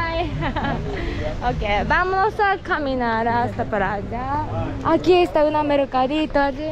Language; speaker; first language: Spanish; non-native, learner; Japanese